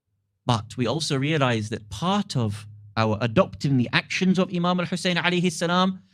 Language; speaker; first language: English; native; English